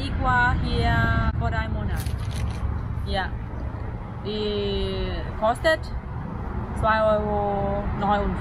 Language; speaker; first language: German; non-native, learner; Thai